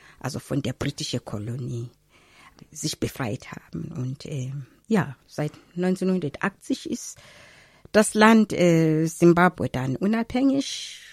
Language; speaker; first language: German; non-native, fluent; Zulu